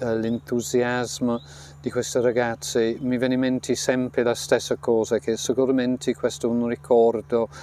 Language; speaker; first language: Italian; non-native, fluent; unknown